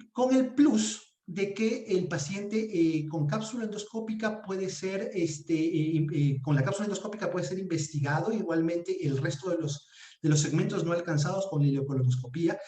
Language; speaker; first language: Spanish; native; Spanish